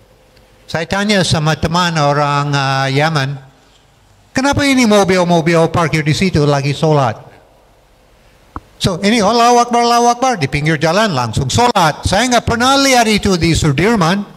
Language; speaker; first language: Indonesian; non-native, fluent; English